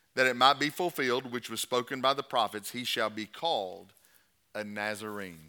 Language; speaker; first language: English; native; English